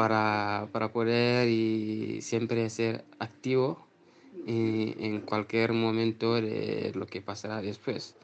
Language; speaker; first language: Spanish; non-native, learner; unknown